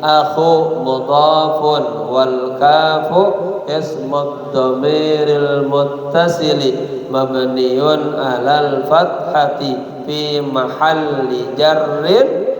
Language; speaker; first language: Arabic; non-native, fluent; Indonesian